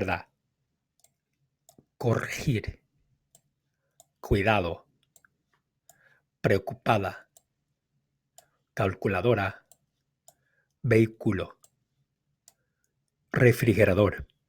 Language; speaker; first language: Spanish; non-native, fluent; English